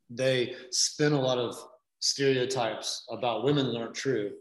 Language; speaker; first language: English; native; English